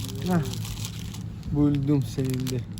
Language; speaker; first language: Turkish; non-native, learner; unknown